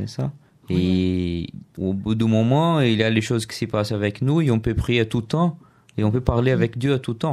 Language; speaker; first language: French; non-native, learner; Portuguese